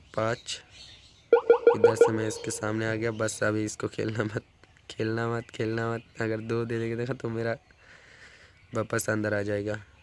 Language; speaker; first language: Hindi; non-native, local second language; Bangla